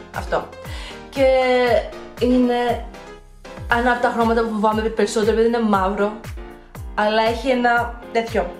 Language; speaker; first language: Greek; early bilingual, heritage; Greek